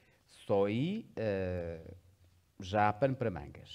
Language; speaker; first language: Portuguese; native; Portuguese